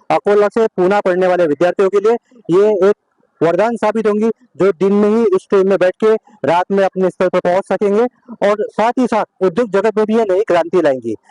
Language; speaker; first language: Hindi; non-native, local second language; Marathi